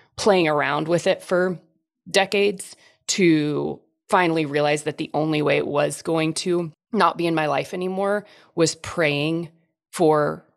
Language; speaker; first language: English; native; English